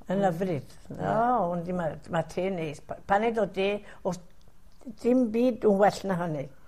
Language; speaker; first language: Welsh; early bilingual, heritage; Welsh